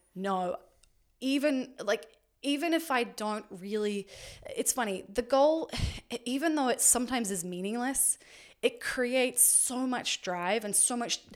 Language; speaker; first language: English; native; English